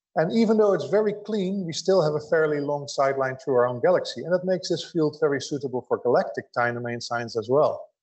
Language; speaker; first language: English; non-native, fluent; Dutch